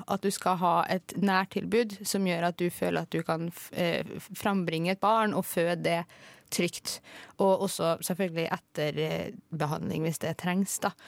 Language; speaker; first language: Norwegian; native; Norwegian